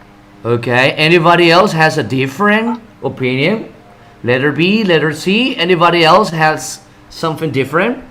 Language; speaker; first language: English; non-native, fluent; Spanish